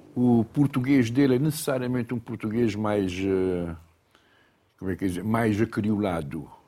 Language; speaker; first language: Portuguese; non-native, local second language; Kabuverdianu